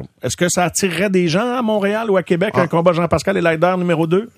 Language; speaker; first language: French; native; French